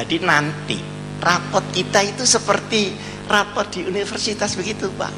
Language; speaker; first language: Indonesian; non-native, local second language; Javanese